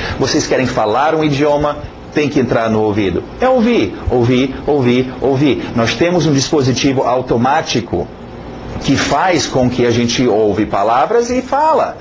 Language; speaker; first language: Portuguese; native; Portuguese